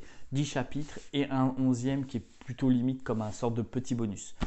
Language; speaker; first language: French; native; French